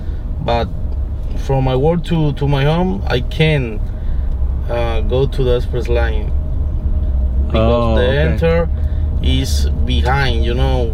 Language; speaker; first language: English; non-native, learner; Spanish